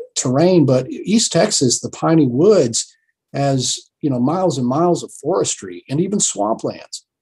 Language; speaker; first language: English; native; English